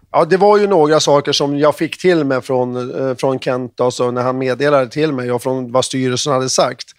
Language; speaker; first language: Swedish; native; Swedish